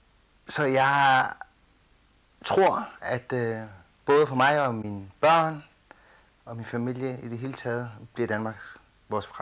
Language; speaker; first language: Danish; early bilingual, other home language; Kurdish